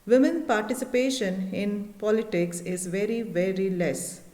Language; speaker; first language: English; non-native, local second language; Kannada